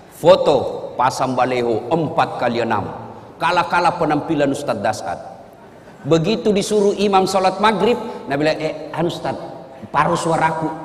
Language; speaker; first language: Indonesian; non-native, local second language; Buginese